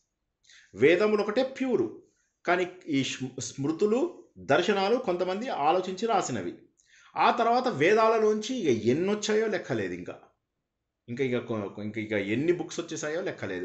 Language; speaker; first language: Telugu; native; Telugu